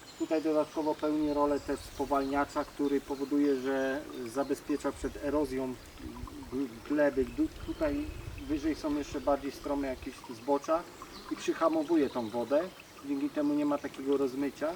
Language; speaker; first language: Polish; native; Polish